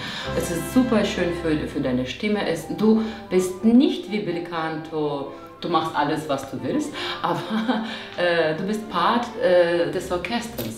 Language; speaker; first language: German; non-native, fluent; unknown